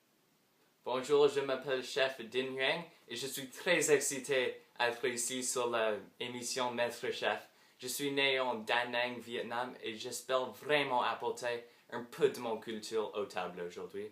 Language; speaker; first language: French; non-native, fluent; English